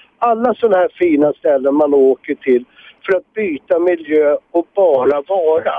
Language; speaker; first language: Swedish; native; Swedish